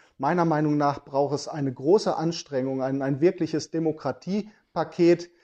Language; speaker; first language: German; native; German